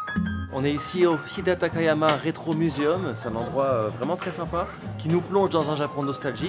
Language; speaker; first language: French; native; French